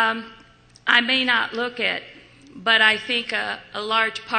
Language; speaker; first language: English; native; English